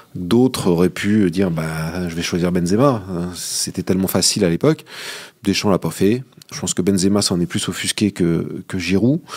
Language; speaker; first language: French; native; French